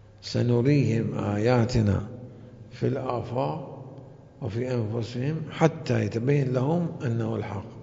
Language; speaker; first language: Arabic; native; Arabic